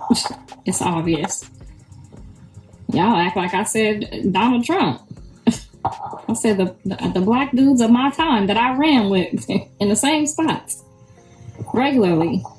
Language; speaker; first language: English; native; English